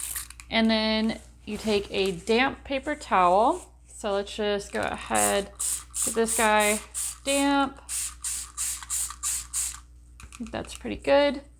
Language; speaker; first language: English; native; English